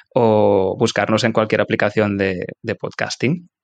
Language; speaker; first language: Spanish; native; Spanish